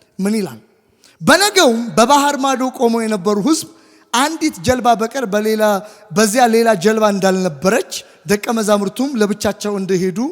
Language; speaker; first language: Amharic; native; Amharic